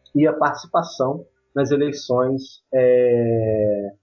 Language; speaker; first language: Portuguese; native; Portuguese